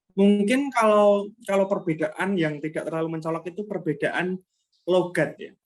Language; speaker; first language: Indonesian; non-native, local second language; Javanese